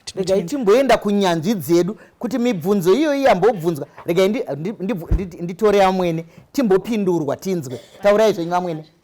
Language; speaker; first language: Shona; native; Shona